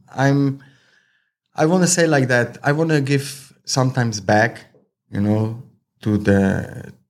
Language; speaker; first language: English; non-native, fluent; Slovenian